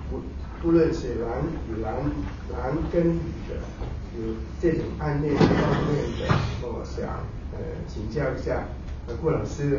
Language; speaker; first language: Chinese; non-native, local second language; Cantonese